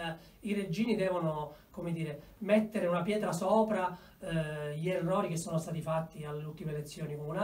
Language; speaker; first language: Italian; native; Italian